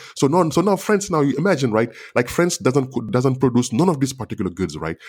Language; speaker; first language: English; non-native, fluent; Wolof